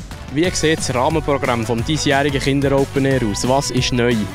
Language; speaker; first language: German; native; German